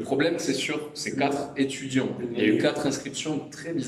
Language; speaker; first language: French; native; French